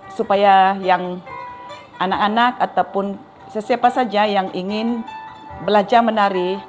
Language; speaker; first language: Malay; non-native, local second language; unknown